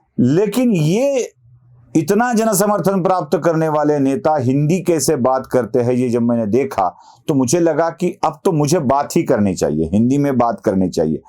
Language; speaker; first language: Hindi; non-native, local second language; Marathi